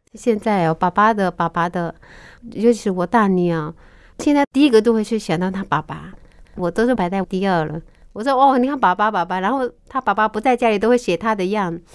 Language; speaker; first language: Chinese; non-native, local second language; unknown